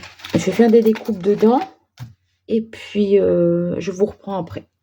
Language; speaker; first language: French; native; French